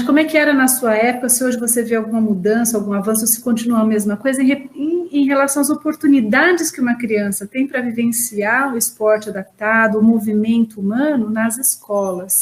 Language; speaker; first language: Portuguese; native; Portuguese